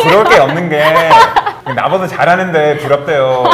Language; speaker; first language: Korean; non-native, fluent; English